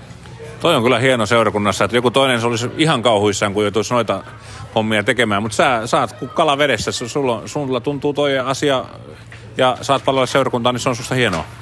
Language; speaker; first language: Finnish; native; Finnish